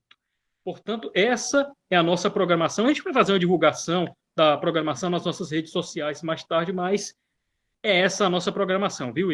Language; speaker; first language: Portuguese; native; Portuguese